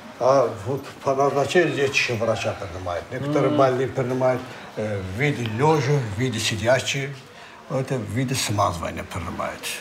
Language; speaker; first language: Russian; non-native, local second language; Azerbaijani